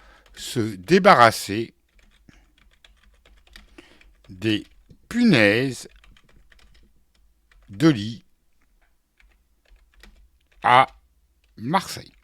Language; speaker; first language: French; native; French